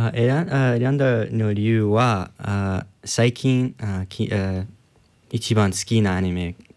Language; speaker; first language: Japanese; non-native, learner; English